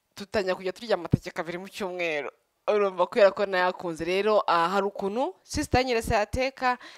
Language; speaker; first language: Kinyarwanda; early bilingual, heritage; Kinyarwanda